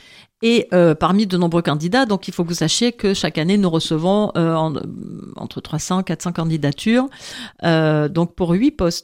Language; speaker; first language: French; native; French